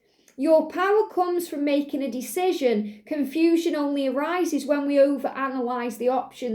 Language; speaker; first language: English; native; English